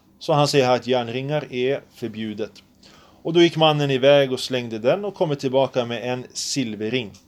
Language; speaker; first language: Swedish; early bilingual, other home language; Arabic